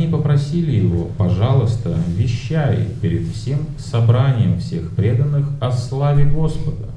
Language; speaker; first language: Russian; native; Russian